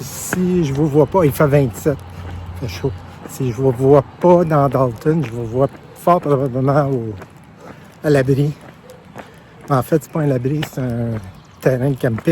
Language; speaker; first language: French; native; French